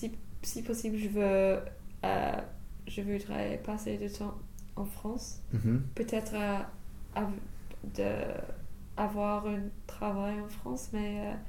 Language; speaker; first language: French; non-native, fluent; English